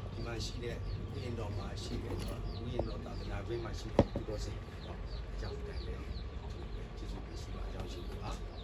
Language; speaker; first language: Burmese; non-native, local second language; S'gaw Karen